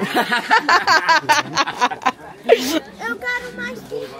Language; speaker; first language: Portuguese; early bilingual, heritage; Portuguese